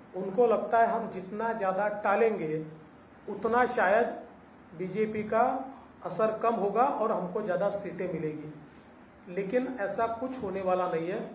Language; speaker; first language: Hindi; non-native, local second language; Marathi